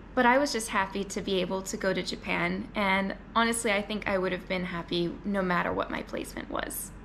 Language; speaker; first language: English; native; English